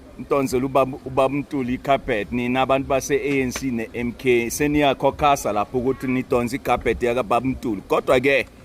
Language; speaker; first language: Zulu; non-native, local second language; Southern Sotho